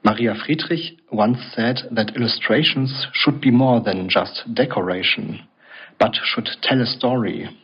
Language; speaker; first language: English; non-native, fluent; German